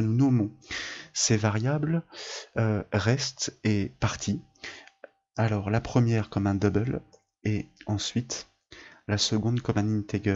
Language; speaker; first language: French; native; French